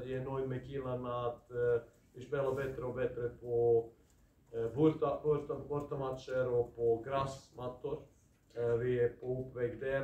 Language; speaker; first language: Swedish; non-native, fluent; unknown